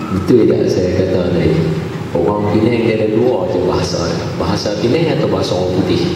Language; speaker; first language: Malay; native; Malay